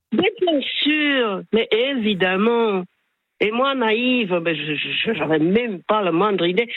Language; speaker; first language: French; non-native, fluent; Slovak